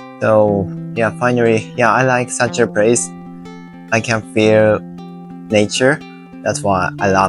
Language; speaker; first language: English; non-native, learner; Japanese